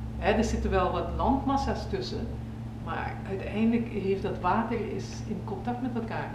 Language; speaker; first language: Dutch; native; Dutch